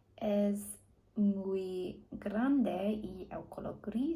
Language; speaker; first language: Spanish; non-native, learner; English